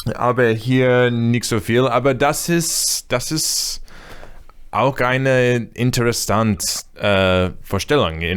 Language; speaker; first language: German; non-native, learner; English